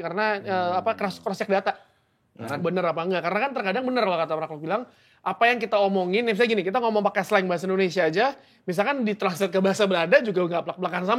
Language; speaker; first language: Indonesian; native; Indonesian